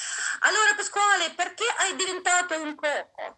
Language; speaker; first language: Italian; non-native, learner; Russian